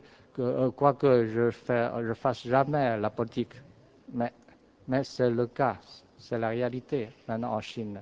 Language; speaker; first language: French; non-native, fluent; Chinese